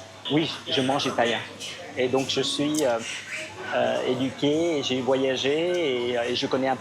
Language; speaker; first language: French; early bilingual, other home language; Vietnamese